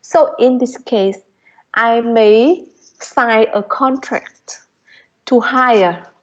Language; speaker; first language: English; non-native, fluent; Vietnamese